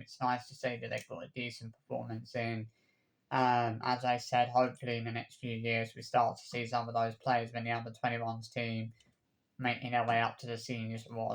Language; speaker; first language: English; native; English